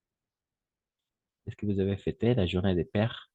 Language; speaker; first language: French; non-native, fluent; Spanish